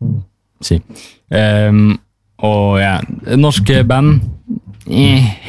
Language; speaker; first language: Norwegian; non-native, learner; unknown